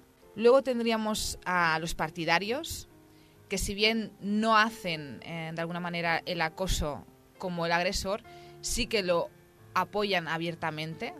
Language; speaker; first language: Spanish; native; Spanish